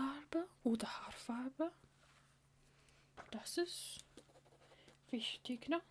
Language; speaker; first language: German; non-native, learner; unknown